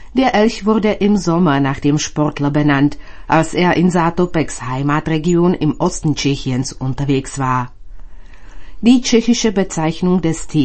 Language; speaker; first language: German; native; German